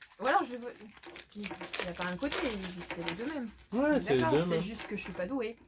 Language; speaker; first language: French; native; French